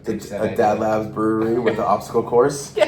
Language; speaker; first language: English; native; English